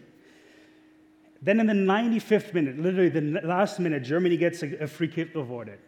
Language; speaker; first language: English; non-native, fluent; German